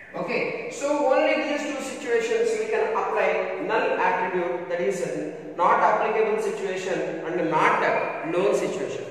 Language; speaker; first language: English; non-native, local second language; Telugu